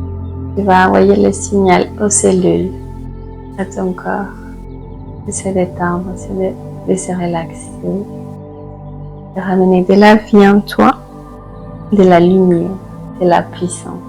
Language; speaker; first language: French; native; French